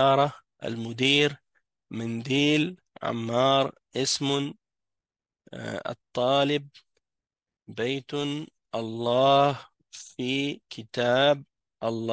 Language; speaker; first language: Arabic; non-native, fluent; French